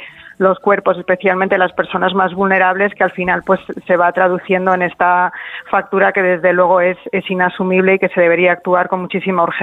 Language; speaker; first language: Spanish; native; Spanish